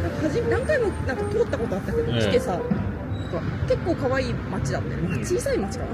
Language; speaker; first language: Japanese; native; Japanese